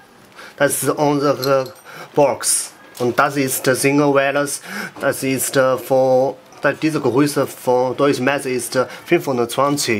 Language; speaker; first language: German; non-native, learner; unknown